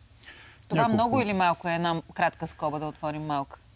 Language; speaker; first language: Bulgarian; native; Bulgarian